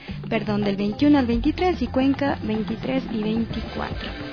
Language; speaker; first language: Spanish; native; Spanish